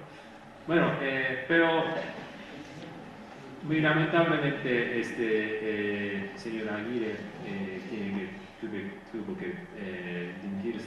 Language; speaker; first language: Spanish; non-native, fluent; Japanese